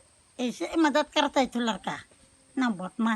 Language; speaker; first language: Hindi; non-native, local second language; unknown